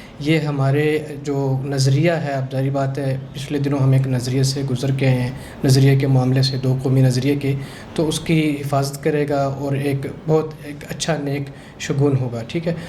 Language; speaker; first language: Urdu; native; Urdu